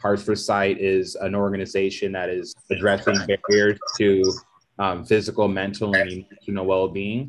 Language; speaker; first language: English; native; English